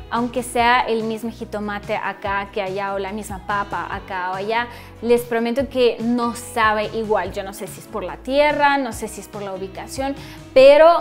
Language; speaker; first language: Spanish; non-native, fluent; Russian